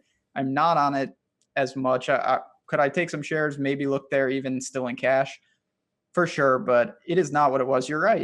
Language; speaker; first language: English; native; English